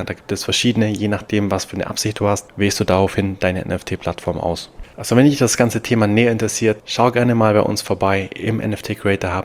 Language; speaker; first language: German; native; German